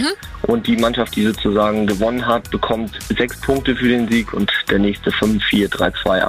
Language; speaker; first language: German; native; German